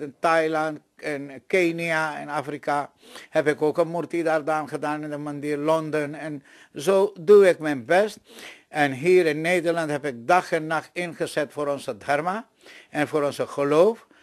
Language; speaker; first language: Dutch; non-native, local second language; Caribbean Hindustani